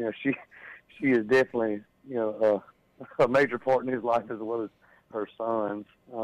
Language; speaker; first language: English; native; English